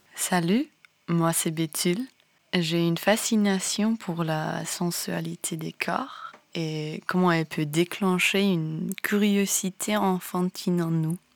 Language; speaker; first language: French; non-native, fluent; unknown